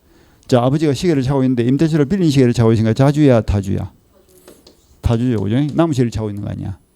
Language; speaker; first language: Korean; native; Korean